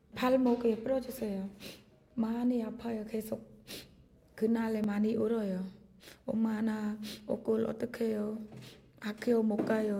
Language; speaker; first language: Korean; non-native, learner; Khmer